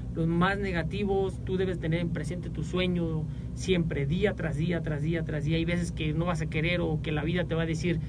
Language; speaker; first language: Spanish; native; Spanish